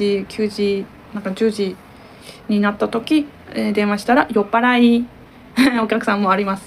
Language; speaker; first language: Japanese; non-native, learner; Turkish